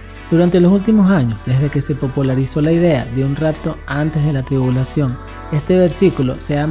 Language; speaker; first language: Spanish; native; Spanish